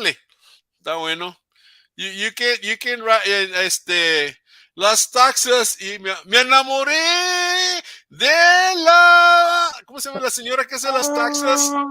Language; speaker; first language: Spanish; native; Spanish